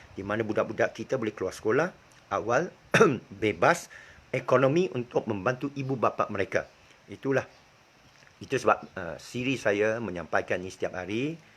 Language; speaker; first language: Malay; native; Malay